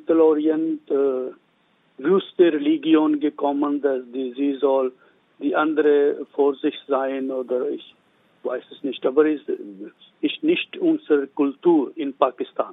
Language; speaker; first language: German; non-native, learner; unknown